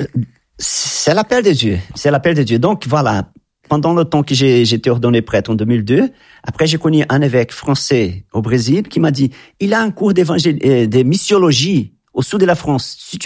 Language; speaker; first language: French; non-native, fluent; Italian